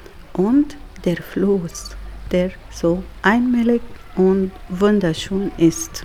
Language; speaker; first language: German; non-native, fluent; Arabic